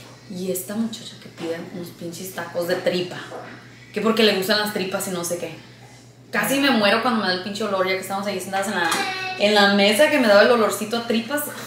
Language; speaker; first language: Spanish; early bilingual, heritage; Spanish